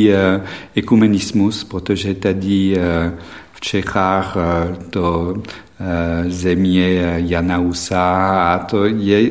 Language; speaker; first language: Czech; non-native, fluent; French